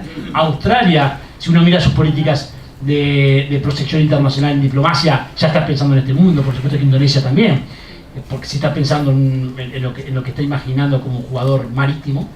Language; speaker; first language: Spanish; native; Spanish